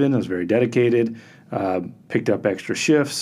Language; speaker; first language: English; native; English